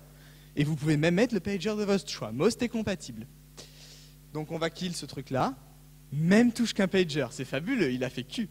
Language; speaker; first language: French; native; French